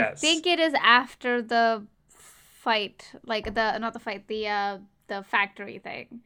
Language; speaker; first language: English; native; English